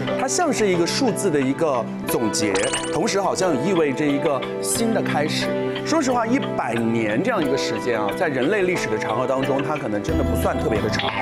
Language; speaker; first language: Chinese; native; Chinese